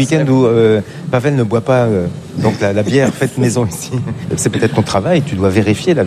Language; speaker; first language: French; native; French